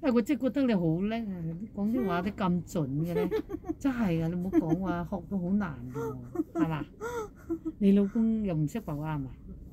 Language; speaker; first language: Cantonese; native; Cantonese